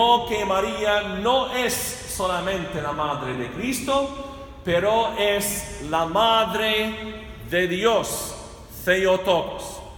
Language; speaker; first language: Spanish; non-native, fluent; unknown